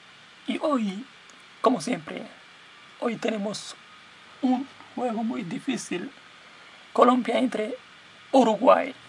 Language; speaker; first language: Spanish; non-native, learner; English